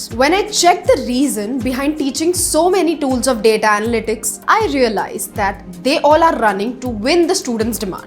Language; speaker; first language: English; non-native, local second language; Hindi